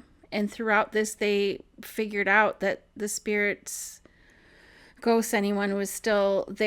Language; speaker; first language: English; native; English